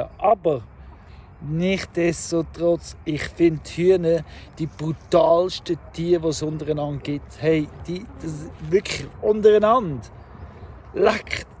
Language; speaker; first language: German; native; German